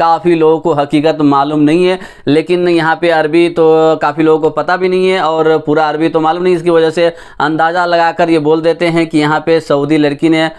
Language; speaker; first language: Hindi; native; Hindi